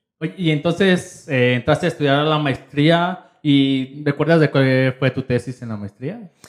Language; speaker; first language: Spanish; native; Spanish